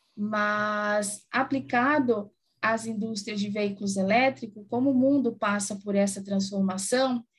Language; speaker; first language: Spanish; non-native, learner; Portuguese